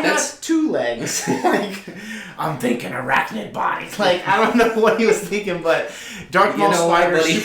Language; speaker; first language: English; native; English